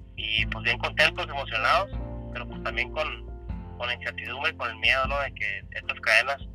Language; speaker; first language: Spanish; native; Spanish